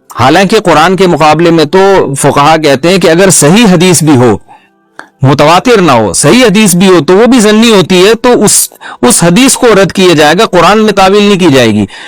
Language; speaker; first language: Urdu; non-native, local second language; Pashto